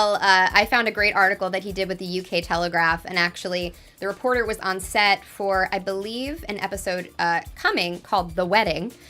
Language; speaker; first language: English; native; English